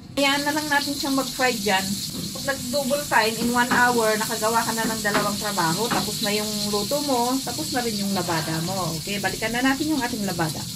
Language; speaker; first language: Filipino; non-native, local second language; Iloko